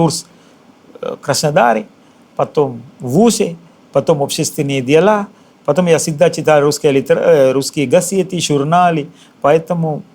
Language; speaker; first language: Russian; non-native, fluent; Sinhala